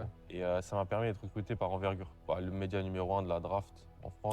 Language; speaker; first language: French; native; French